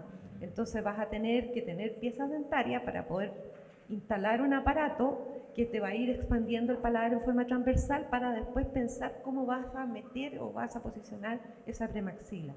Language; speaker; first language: Spanish; native; Spanish